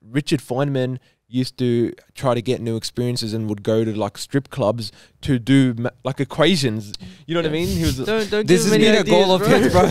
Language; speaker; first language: English; native; English